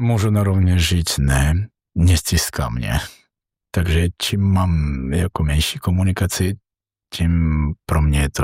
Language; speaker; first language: Czech; non-native, learner; Georgian